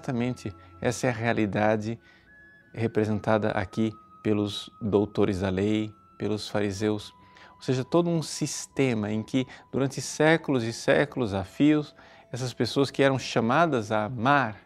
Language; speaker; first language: Portuguese; native; Portuguese